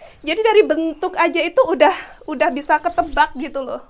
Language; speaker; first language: Indonesian; native; Indonesian